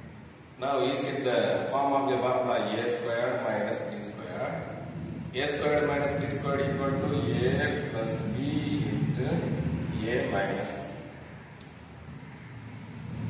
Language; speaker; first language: English; non-native, local second language; Tamil